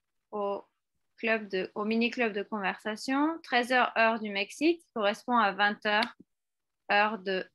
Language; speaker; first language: French; non-native, fluent; Spanish